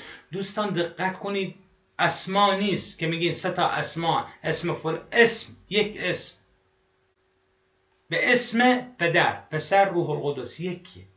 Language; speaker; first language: Persian; non-native, fluent; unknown